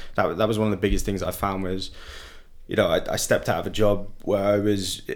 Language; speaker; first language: English; native; English